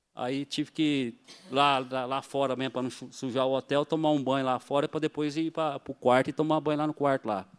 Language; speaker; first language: Portuguese; native; Portuguese